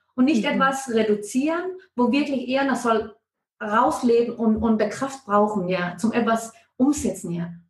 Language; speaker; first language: German; non-native, fluent; Danish